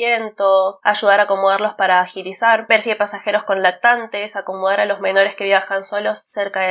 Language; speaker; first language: Spanish; native; Spanish